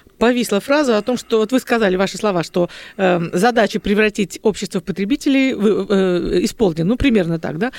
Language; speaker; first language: Russian; native; Russian